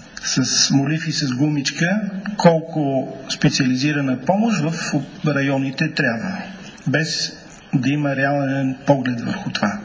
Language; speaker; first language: Bulgarian; native; Bulgarian